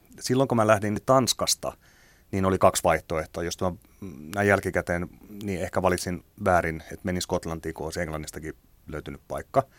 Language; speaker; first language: Finnish; native; Finnish